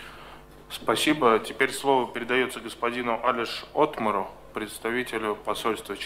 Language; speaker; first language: Russian; native; Russian